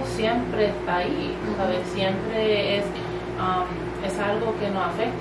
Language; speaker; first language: Spanish; early bilingual, heritage; Spanish